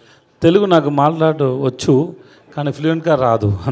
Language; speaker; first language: Telugu; non-native, learner; Tamil